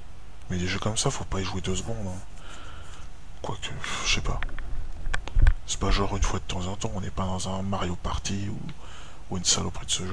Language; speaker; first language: French; native; French